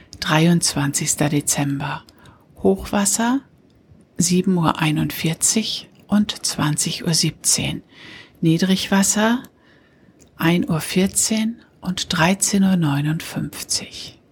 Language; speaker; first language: German; native; German